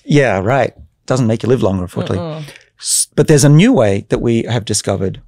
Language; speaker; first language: English; native; English